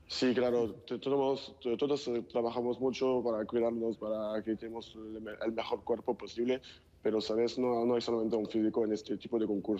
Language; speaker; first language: Spanish; non-native, fluent; French